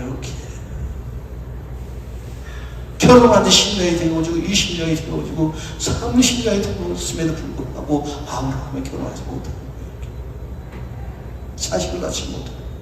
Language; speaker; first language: Korean; native; Korean